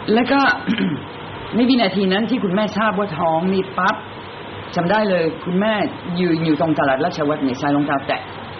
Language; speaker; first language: Thai; non-native, fluent; French